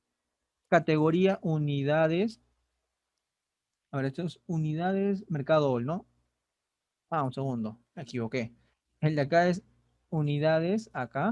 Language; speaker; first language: Spanish; native; Spanish